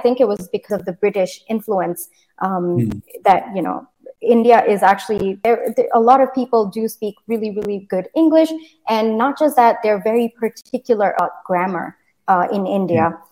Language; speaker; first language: English; early bilingual, other home language; Kannada